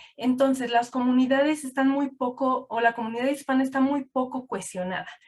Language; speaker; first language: Spanish; native; Spanish